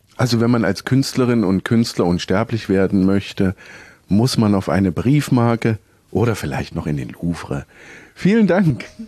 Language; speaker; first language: German; native; German